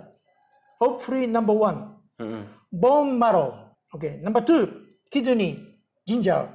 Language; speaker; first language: English; non-native, learner; Japanese